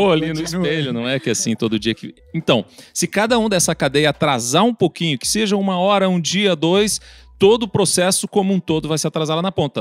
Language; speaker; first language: Portuguese; native; Portuguese